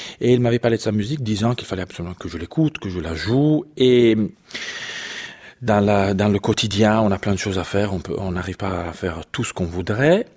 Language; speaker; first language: French; non-native, fluent; Italian